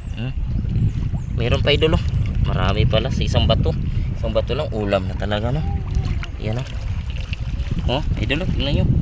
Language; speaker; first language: Filipino; non-native, local second language; Cebuano